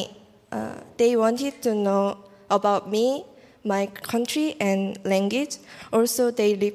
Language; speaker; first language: English; non-native, learner; Korean